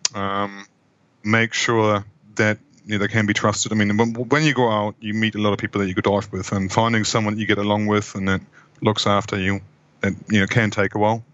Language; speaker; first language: English; non-native, fluent; German